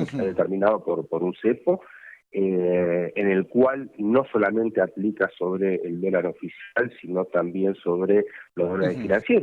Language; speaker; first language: Spanish; native; Spanish